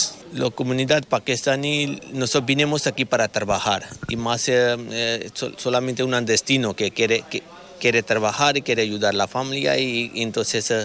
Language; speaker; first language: Spanish; non-native, learner; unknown